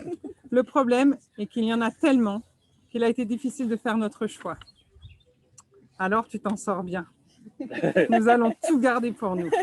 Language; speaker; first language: French; native; French